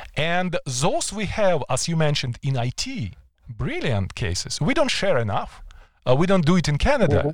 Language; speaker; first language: English; non-native, fluent; Ukrainian